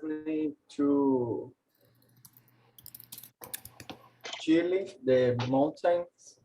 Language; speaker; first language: English; non-native, learner; Portuguese